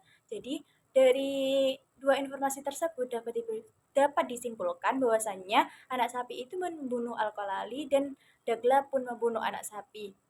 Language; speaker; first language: Indonesian; native; Indonesian